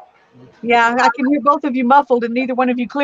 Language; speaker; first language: English; native; English